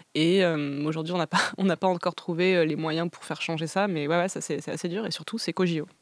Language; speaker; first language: French; native; French